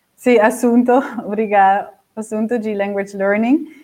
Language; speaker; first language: Portuguese; non-native, fluent; Dutch